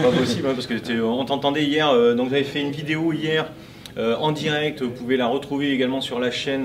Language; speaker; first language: French; native; French